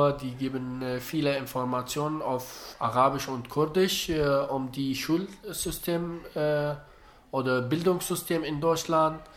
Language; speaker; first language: German; non-native, learner; Arabic